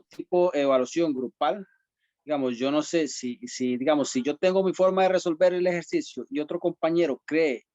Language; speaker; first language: Spanish; native; Spanish